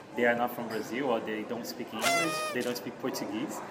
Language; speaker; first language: English; non-native, fluent; Portuguese